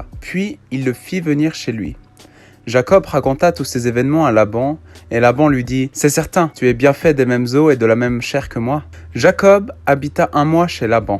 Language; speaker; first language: French; native; French